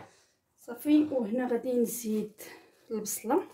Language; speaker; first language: Arabic; native; Arabic